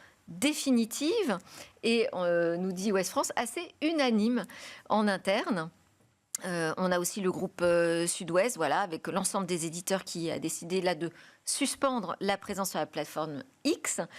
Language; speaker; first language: French; native; French